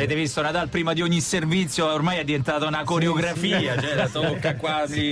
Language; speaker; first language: Italian; native; Italian